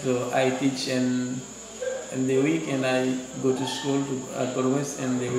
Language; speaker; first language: English; non-native, learner; Haitian Creole